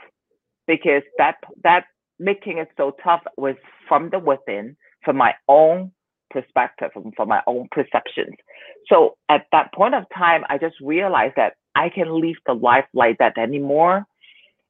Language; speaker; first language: English; non-native, local second language; Cantonese